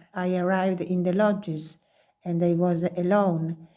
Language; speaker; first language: English; non-native, learner; Italian